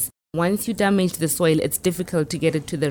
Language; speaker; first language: English; non-native, local second language; Tswana